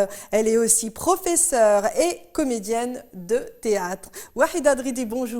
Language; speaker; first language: French; native; French